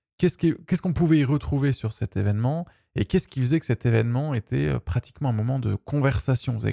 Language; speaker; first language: French; native; French